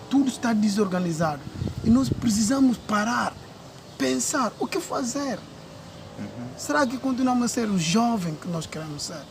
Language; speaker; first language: Portuguese; non-native, local second language; Upper Guinea Crioulo